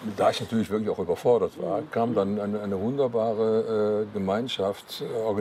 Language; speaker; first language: German; native; German